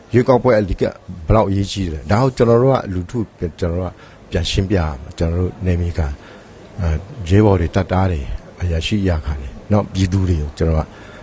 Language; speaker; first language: Burmese; non-native, local second language; Pa'o Karen